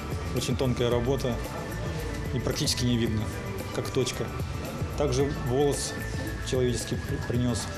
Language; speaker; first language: Russian; native; Russian